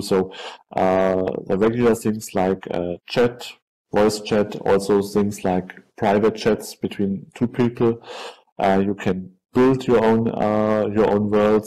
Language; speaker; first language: English; non-native, fluent; German